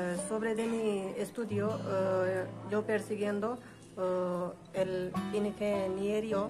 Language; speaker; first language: Spanish; non-native, learner; Hindi